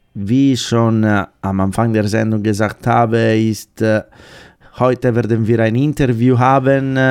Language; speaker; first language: German; non-native, fluent; Italian